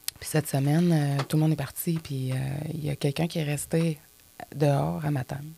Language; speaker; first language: French; native; French